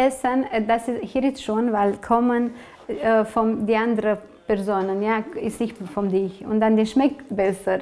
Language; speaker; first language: German; non-native, learner; Romanian